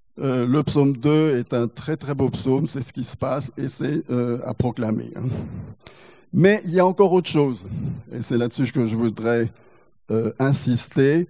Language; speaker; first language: French; native; French